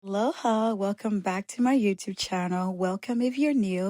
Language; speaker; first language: English; native; English